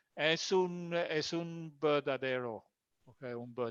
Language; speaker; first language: Spanish; non-native, fluent; English